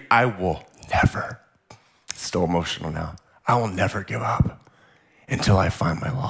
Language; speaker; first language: English; native; English